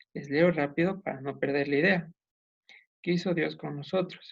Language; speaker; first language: Spanish; native; Spanish